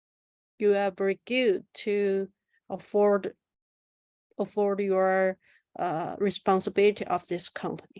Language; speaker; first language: English; non-native, learner; Chinese